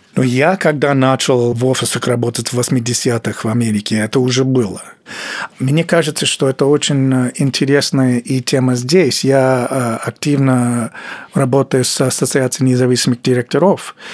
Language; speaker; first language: Russian; non-native, fluent; English